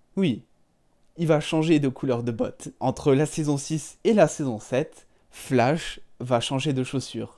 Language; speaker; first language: French; native; French